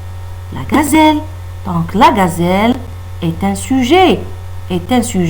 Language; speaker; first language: French; non-native, local second language; Arabic